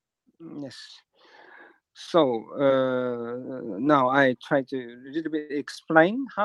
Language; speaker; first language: English; non-native, learner; Japanese